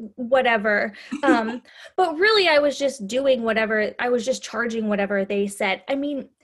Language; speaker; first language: English; native; English